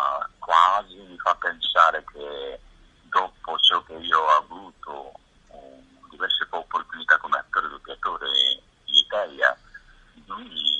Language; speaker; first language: Italian; non-native, fluent; Japanese